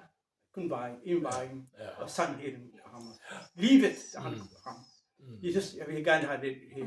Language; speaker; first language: Danish; non-native, fluent; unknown